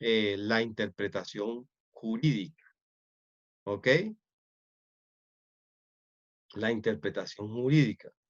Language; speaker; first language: Spanish; native; Spanish